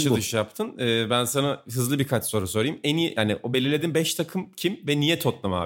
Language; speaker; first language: Turkish; native; Turkish